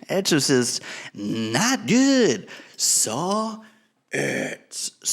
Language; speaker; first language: English; native; English